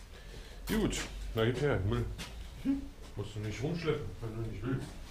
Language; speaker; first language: German; native; German